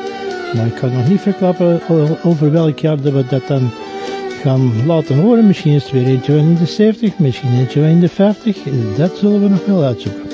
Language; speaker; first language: Dutch; native; Dutch